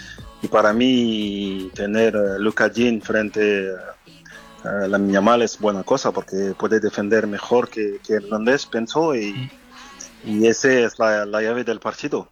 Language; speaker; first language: Spanish; non-native, fluent; French